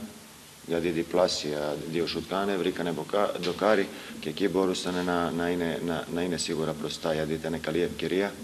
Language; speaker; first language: Greek; non-native, learner; Serbian